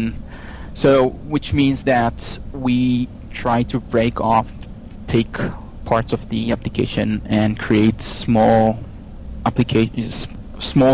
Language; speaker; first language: English; non-native, fluent; Hebrew